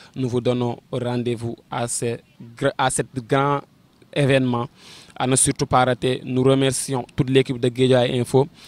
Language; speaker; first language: French; non-native, local second language; Wolof